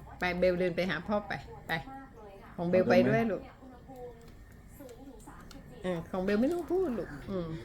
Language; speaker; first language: Thai; native; Thai